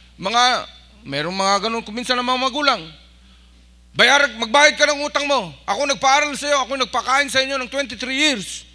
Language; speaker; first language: Filipino; non-native, local second language; Iloko